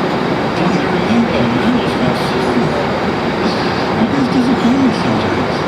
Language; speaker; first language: English; native; English